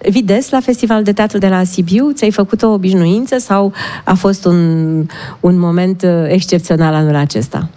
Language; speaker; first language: Romanian; native; Romanian